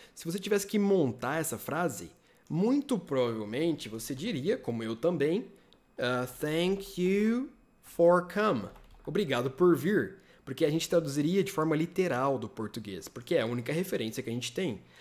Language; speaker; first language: Portuguese; native; Portuguese